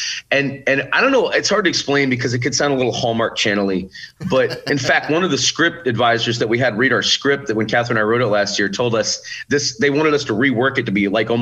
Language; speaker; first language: English; native; English